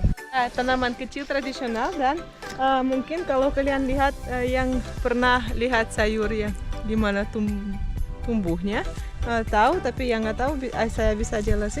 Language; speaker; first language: Indonesian; non-native, fluent; Russian